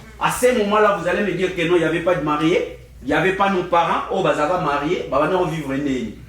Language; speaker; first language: French; non-native, local second language; Lingala